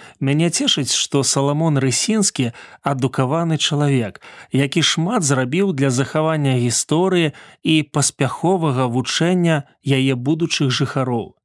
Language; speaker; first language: Belarusian; native; Belarusian